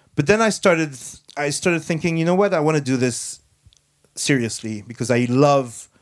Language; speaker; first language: English; non-native, fluent; French